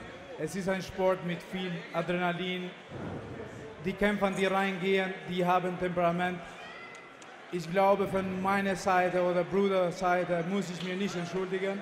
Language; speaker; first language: German; non-native, fluent; Albanian